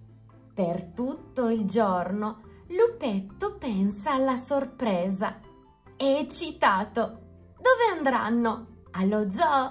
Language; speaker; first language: Italian; native; Italian